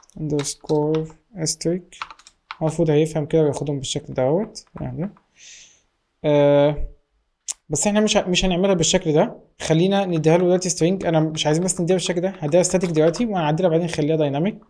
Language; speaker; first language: Arabic; native; Arabic